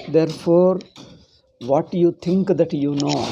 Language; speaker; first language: English; non-native, local second language; Kannada